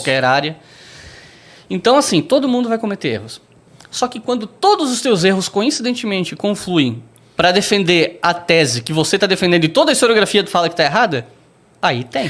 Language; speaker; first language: Portuguese; native; Portuguese